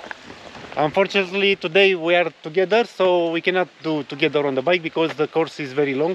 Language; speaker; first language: English; non-native, learner; Romanian